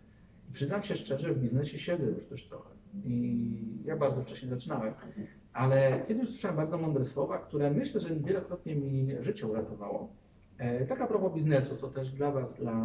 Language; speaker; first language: Polish; native; Polish